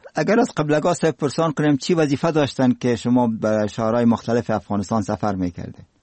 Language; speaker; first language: Persian; native; Persian